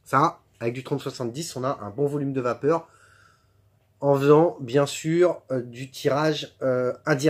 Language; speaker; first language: French; native; French